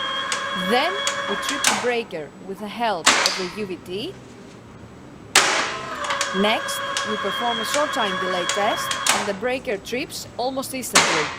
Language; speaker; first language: English; non-native, fluent; Greek